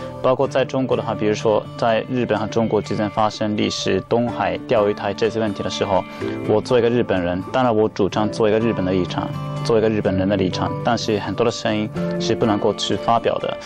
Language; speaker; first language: Chinese; non-native, fluent; Japanese